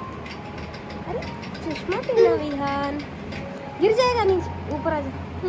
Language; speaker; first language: Hindi; native; Hindi